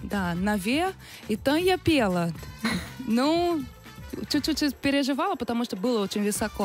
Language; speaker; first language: Russian; non-native, learner; Portuguese